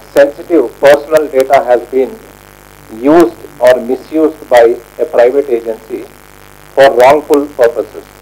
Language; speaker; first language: English; non-native, local second language; Telugu